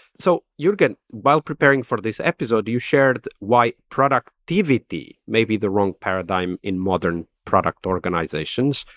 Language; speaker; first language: English; non-native, fluent; Portuguese